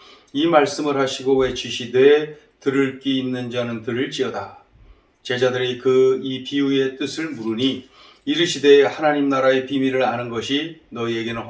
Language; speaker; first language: Korean; native; Korean